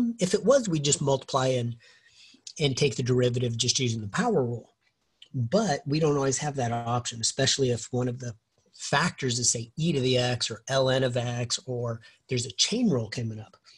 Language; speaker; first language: English; native; English